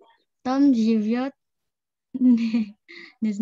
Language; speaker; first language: Russian; non-native, learner; Indonesian